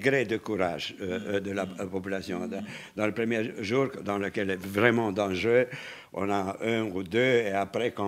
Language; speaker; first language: French; non-native, fluent; Romanian